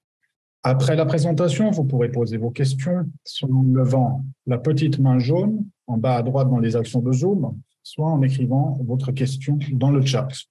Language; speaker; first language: French; native; French